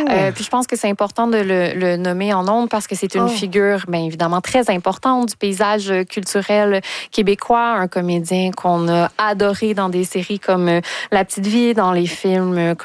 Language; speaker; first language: French; native; French